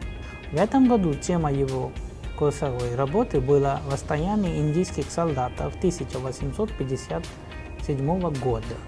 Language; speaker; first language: Russian; non-native, fluent; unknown